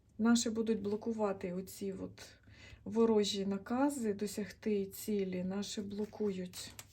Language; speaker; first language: Ukrainian; non-native, local second language; Russian